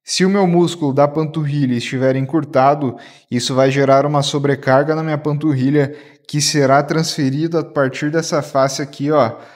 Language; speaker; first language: Portuguese; native; Portuguese